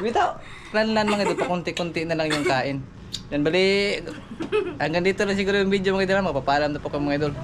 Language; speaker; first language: Filipino; non-native, local second language; Cebuano